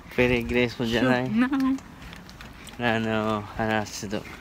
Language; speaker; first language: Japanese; non-native, learner; Filipino